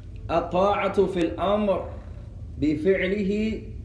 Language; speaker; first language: Arabic; non-native, fluent; English